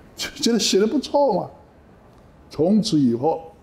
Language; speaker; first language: Chinese; native; Chinese